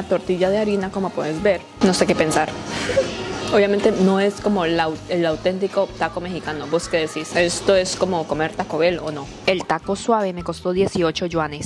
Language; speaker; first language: Spanish; native; Spanish